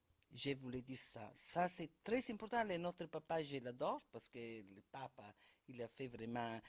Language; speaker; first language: French; non-native, fluent; Italian